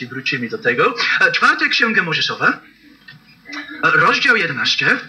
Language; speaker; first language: Polish; non-native, learner; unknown